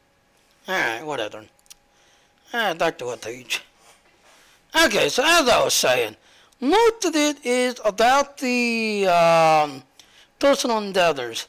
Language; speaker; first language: English; native; English